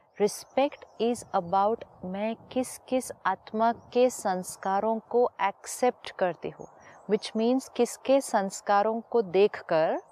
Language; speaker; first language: Hindi; native; Hindi